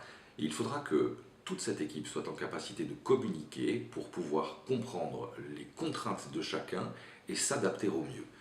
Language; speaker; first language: French; native; French